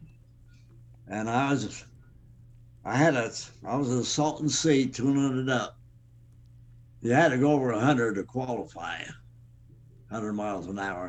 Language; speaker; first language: English; native; English